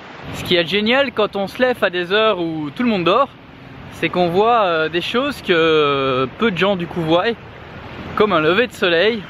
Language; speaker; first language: French; native; French